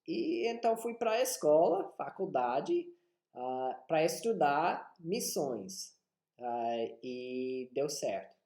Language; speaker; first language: Portuguese; non-native, fluent; English